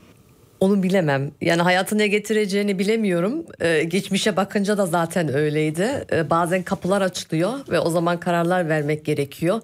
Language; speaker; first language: Turkish; early bilingual, heritage; Turkish